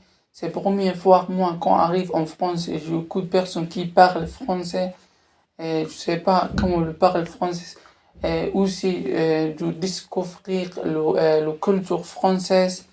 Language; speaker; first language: French; non-native, learner; Somali